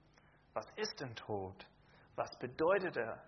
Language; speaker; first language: German; non-native, fluent; English